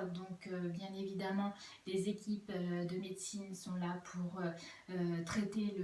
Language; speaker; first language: French; native; French